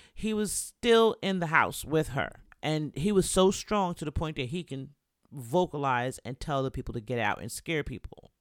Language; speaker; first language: English; native; English